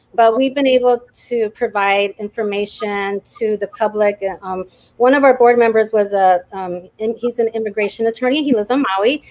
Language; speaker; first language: English; native; English